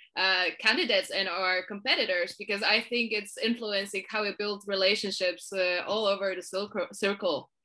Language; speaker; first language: English; non-native, fluent; Polish